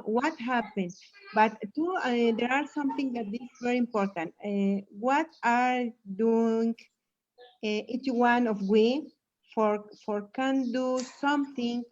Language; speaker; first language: English; non-native, learner; Spanish